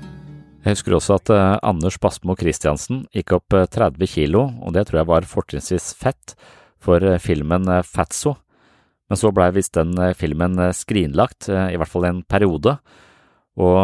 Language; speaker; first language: Norwegian; native; Norwegian